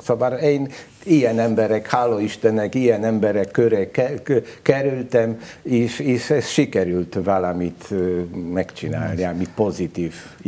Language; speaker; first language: Hungarian; non-native, learner; Polish